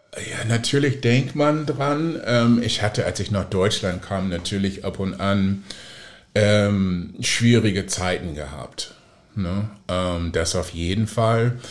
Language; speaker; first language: German; non-native, fluent; English